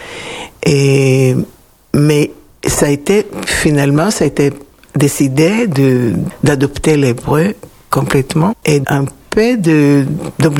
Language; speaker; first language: French; non-native, fluent; Hebrew